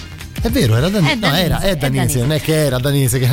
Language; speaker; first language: Italian; native; Italian